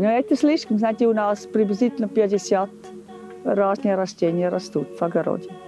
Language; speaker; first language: Russian; non-native, learner; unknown